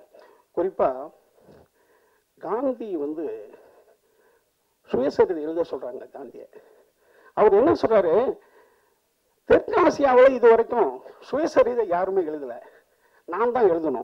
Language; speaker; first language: Tamil; native; Tamil